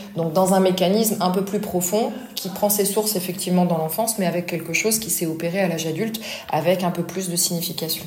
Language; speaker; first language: French; native; French